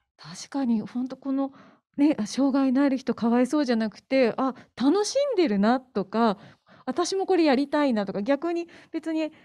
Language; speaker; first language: Japanese; native; Japanese